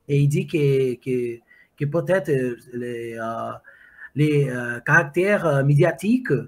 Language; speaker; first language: French; non-native, fluent; Portuguese